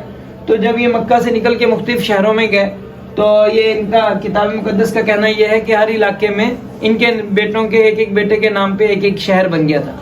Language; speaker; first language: Urdu; native; Urdu